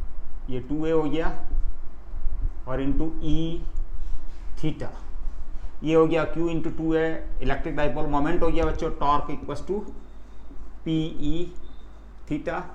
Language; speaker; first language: Hindi; native; Hindi